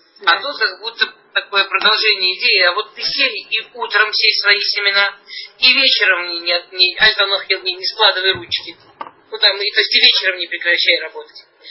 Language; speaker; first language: Russian; early bilingual, heritage; Russian